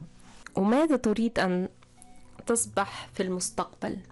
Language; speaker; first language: Arabic; non-native, fluent; Russian